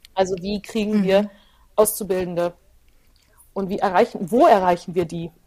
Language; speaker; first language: German; early bilingual, other home language; Plautdietsch